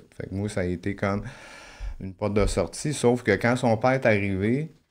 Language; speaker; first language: French; native; French